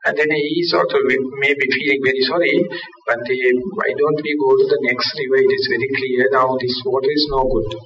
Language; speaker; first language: English; non-native, local second language; Sinhala